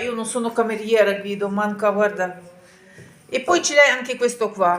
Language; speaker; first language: Italian; non-native, learner; Ukrainian